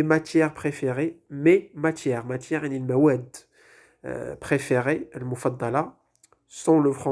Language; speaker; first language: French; non-native, local second language; Arabic